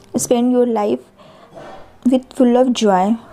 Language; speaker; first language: English; non-native, local second language; Hindi